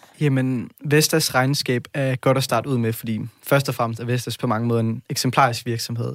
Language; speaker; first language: Danish; native; Danish